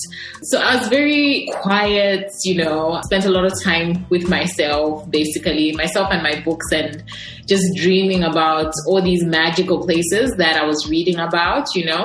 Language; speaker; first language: English; non-native, local second language; Bemba